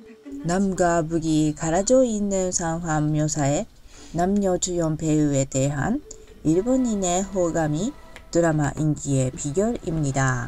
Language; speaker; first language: Korean; non-native, fluent; Japanese